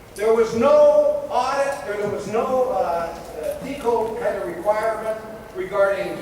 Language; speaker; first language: English; native; English